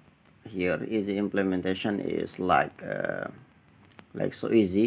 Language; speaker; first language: English; non-native, learner; Indonesian